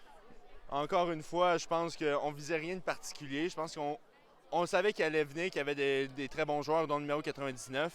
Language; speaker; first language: French; native; French